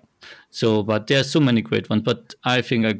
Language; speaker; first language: English; non-native, fluent; German